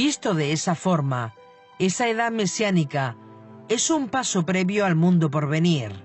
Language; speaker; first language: Spanish; native; Spanish